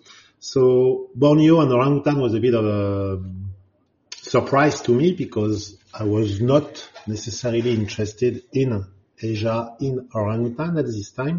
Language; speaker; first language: English; non-native, fluent; French